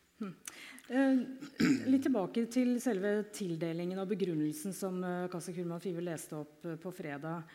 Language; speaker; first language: Norwegian; native; Norwegian